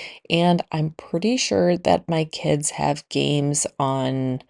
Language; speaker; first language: English; native; English